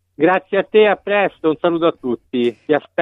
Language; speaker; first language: Italian; native; Italian